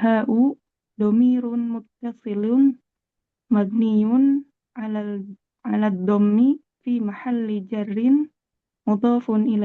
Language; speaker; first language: Arabic; non-native, learner; Indonesian